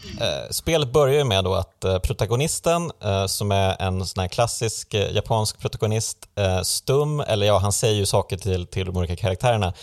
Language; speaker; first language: Swedish; native; Swedish